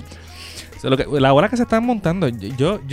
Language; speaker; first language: Spanish; native; Spanish